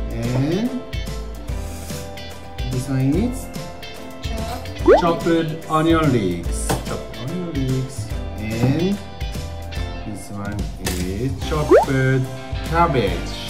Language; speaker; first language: English; non-native, local second language; Filipino